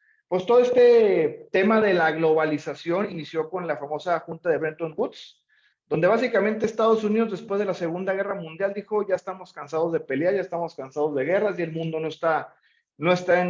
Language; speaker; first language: Spanish; native; Spanish